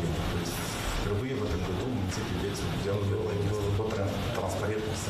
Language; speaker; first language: Russian; native; Russian